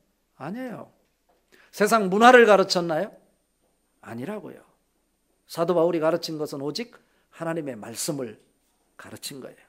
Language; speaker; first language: Korean; native; Korean